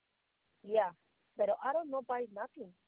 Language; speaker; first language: English; non-native, learner; Spanish